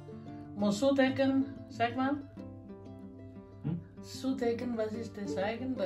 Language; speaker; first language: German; non-native, learner; Indonesian